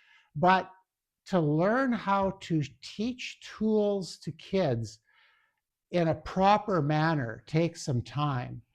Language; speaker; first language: English; native; English